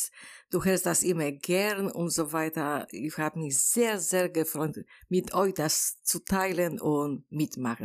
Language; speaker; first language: German; non-native, learner; Polish